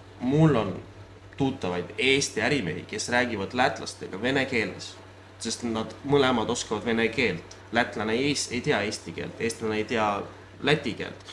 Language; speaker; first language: Estonian; non-native, local second language; Russian